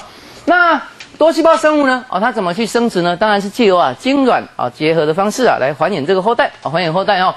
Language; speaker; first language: Chinese; native; Chinese